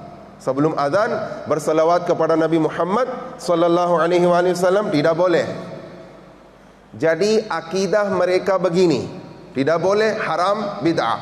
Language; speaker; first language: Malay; non-native, fluent; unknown